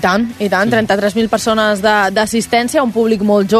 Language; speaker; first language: Catalan; native; Catalan